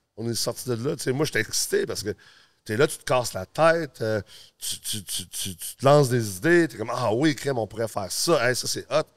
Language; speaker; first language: French; early bilingual, other home language; English